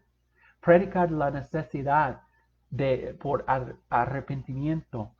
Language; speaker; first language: Spanish; non-native, fluent; English